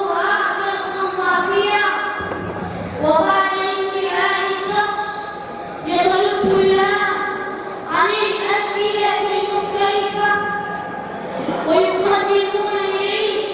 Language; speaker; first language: Arabic; non-native, learner; Urdu